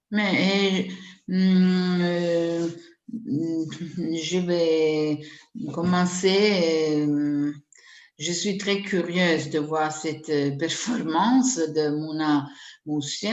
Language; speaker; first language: French; non-native, fluent; Italian